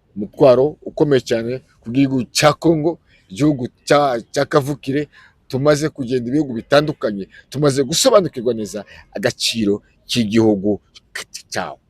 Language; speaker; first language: Kinyarwanda; native; Kinyarwanda